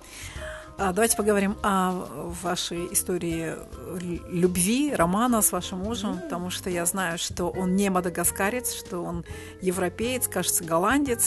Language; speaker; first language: Russian; native; Russian